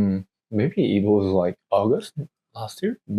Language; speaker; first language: English; non-native, learner; Korean